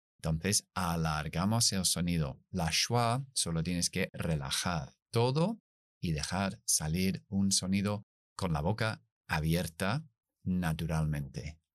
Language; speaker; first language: Spanish; non-native, fluent; English